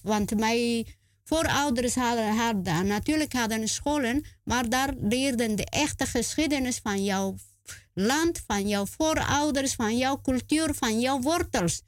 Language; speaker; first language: Dutch; non-native, learner; Spanish